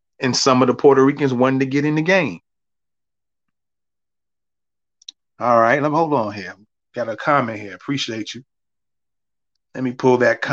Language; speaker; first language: English; native; English